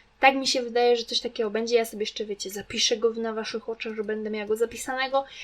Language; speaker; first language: Polish; native; Polish